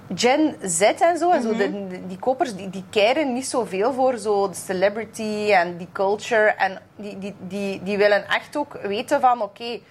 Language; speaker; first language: Dutch; native; Dutch